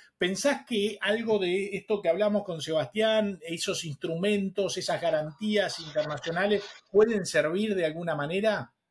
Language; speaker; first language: Spanish; native; Spanish